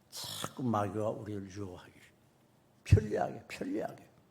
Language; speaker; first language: Korean; native; Korean